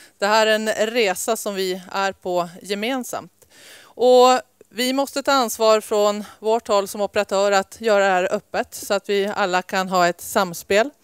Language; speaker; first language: Swedish; native; Swedish